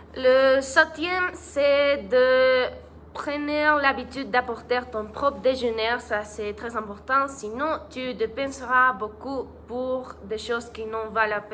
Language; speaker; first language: French; non-native, learner; Spanish